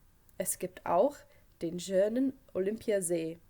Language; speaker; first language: German; non-native, fluent; English